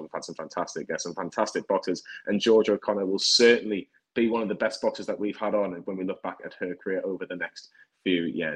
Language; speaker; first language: English; native; English